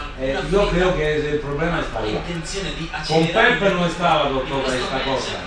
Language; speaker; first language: Spanish; non-native, learner; Italian